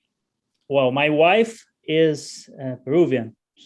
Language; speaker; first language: English; non-native, learner; Portuguese